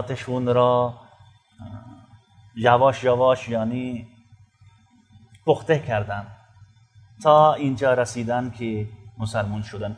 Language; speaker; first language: Persian; non-native, fluent; Urdu